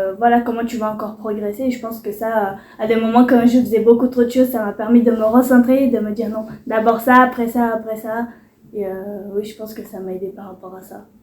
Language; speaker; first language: French; early bilingual, other home language; Portuguese